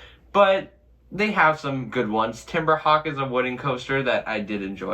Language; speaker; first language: English; native; English